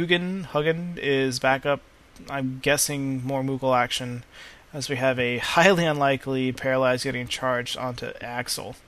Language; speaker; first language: English; native; English